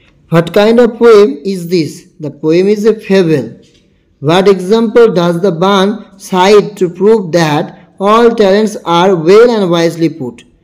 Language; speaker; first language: English; non-native, local second language; Bangla